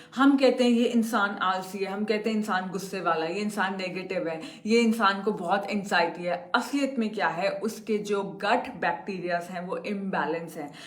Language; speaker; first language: Hindi; native; Hindi